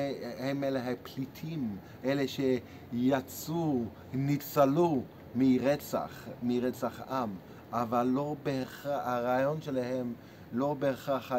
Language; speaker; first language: Hebrew; non-native, fluent; English